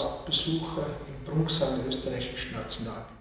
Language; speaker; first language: German; native; German